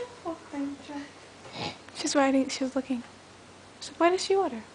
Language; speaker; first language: English; native; English